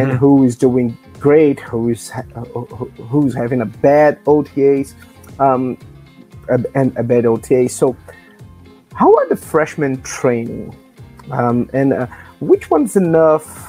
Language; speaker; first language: English; non-native, fluent; Portuguese